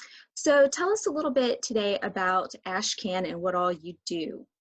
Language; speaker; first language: English; native; English